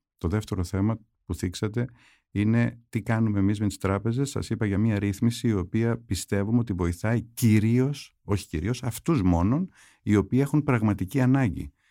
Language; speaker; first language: Greek; native; Greek